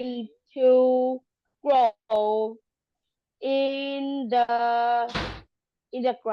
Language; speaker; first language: English; non-native, learner; Thai